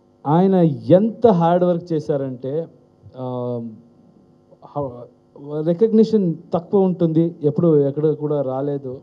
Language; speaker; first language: Telugu; non-native, learner; Kannada